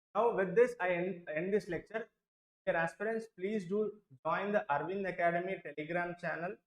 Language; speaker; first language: English; non-native, local second language; Telugu